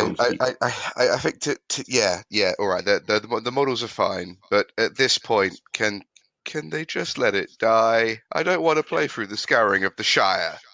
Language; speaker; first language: English; native; English